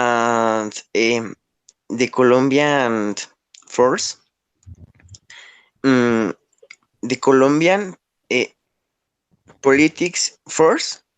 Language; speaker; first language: English; non-native, learner; Spanish